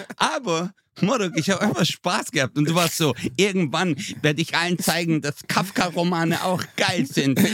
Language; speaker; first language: German; early bilingual, other home language; Turkish